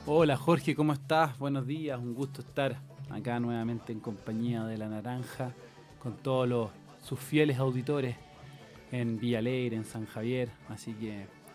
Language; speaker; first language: Spanish; native; Spanish